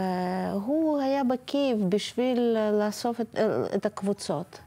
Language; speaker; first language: Hebrew; non-native, fluent; Russian